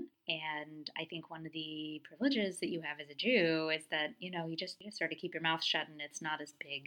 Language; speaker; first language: English; native; English